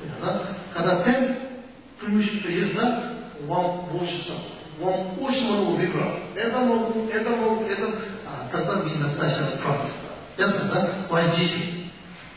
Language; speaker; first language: Russian; non-native, learner; Tibetan